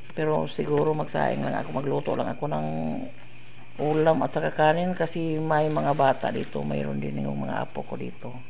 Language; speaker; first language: Filipino; non-native, local second language; Cebuano